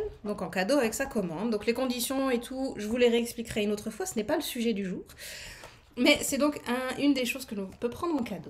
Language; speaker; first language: French; native; French